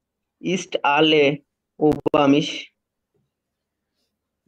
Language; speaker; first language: German; non-native, learner; Bangla